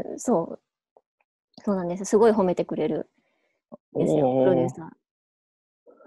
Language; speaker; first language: Japanese; native; Japanese